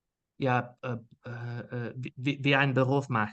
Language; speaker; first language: German; non-native, learner; Dutch